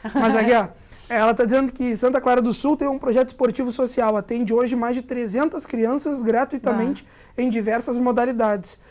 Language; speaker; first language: Portuguese; native; Portuguese